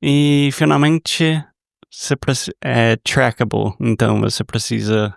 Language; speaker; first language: Portuguese; non-native, fluent; English